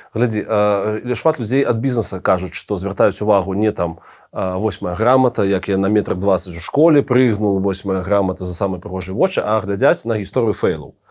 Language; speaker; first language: Belarusian; non-native, local second language; Russian